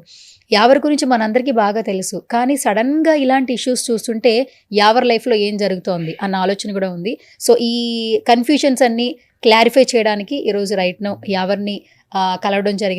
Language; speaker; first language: Telugu; native; Telugu